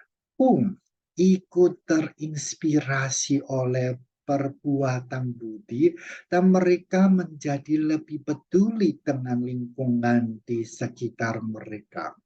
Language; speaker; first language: Indonesian; non-native, fluent; Chinese